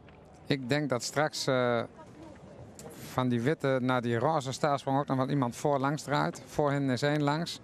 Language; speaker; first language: Dutch; native; Dutch